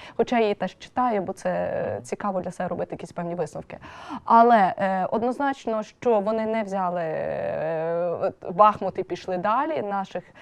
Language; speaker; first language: Ukrainian; native; Ukrainian